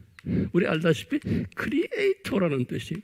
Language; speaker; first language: Korean; native; Korean